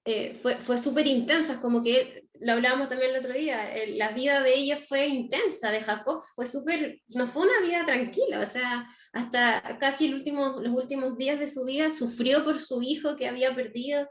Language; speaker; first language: Spanish; native; Spanish